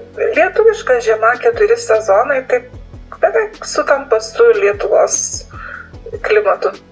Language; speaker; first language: Lithuanian; native; Lithuanian